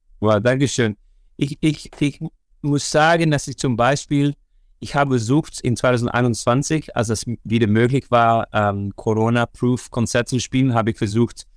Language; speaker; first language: German; non-native, learner; Dutch